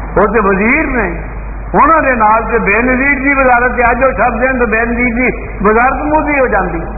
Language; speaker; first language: Urdu; non-native, local second language; Punjabi